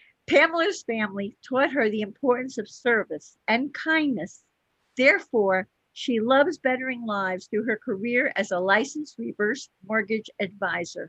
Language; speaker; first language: English; native; English